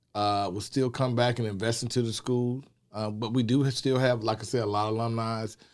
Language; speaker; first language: English; native; English